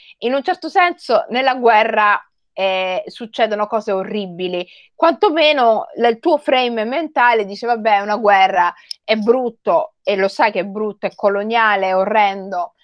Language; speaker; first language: Italian; native; Italian